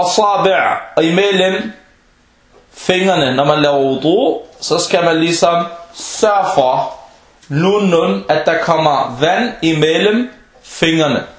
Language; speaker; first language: Danish; non-native, fluent; Arabic